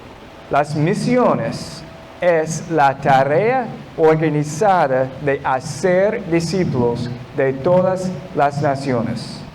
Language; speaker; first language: Spanish; non-native, fluent; English